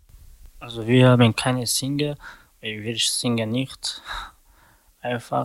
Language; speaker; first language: German; non-native, learner; Slovak